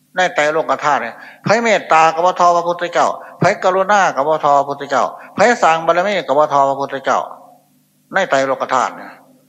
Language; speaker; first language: Thai; non-native, local second language; Northeastern Thai